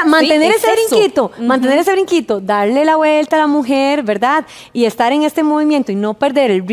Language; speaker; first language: Spanish; native; Spanish